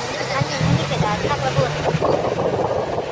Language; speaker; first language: Italian; non-native, learner; Russian